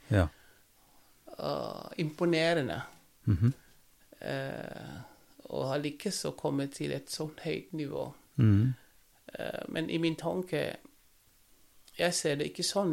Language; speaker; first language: Norwegian; non-native, fluent; Wolof